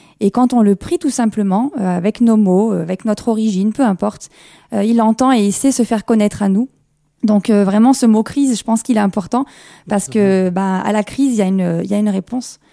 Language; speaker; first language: French; early bilingual, other home language; Kabyle